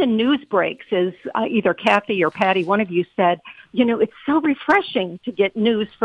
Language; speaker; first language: English; native; English